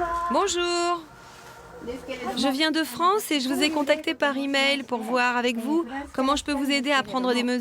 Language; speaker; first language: French; native; French